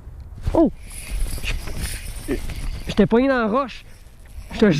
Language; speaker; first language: French; native; French